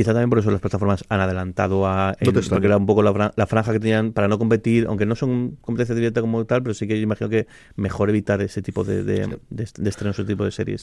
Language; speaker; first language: Spanish; native; Spanish